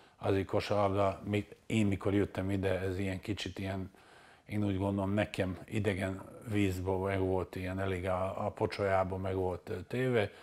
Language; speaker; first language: Hungarian; non-native, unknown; Serbian